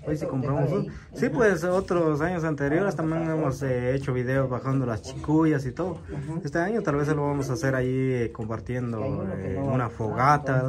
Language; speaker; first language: Spanish; native; Spanish